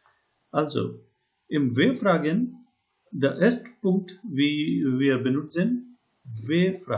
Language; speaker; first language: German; non-native, learner; Hindi